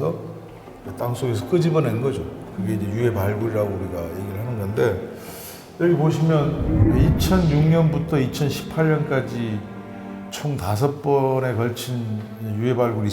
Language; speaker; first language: Korean; native; Korean